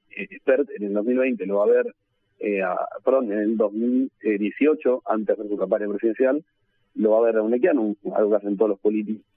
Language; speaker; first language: Spanish; native; Spanish